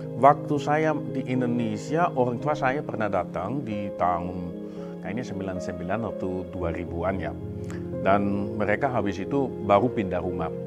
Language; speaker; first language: Indonesian; non-native, fluent; Dutch